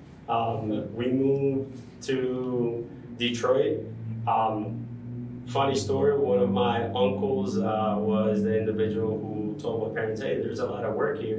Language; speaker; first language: English; non-native, fluent; Spanish